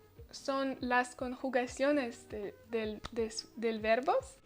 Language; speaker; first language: Spanish; non-native, learner; Russian